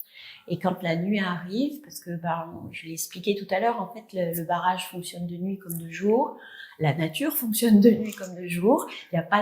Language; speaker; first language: French; native; French